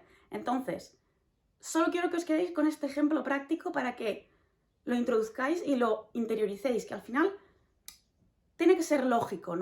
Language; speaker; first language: Spanish; native; Spanish